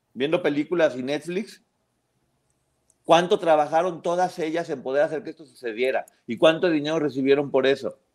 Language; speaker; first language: Spanish; native; Spanish